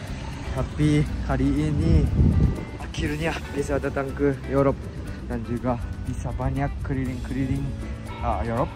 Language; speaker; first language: Indonesian; non-native, fluent; Japanese